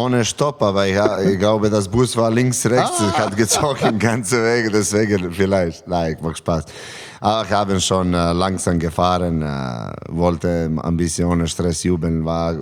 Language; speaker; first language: German; non-native, learner; Serbian